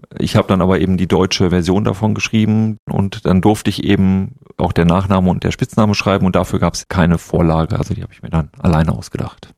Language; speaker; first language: German; native; German